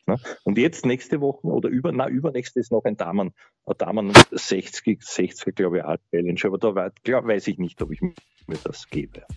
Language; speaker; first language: German; native; German